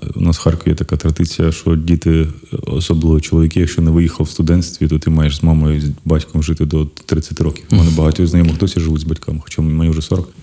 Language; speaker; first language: Ukrainian; non-native, local second language; Russian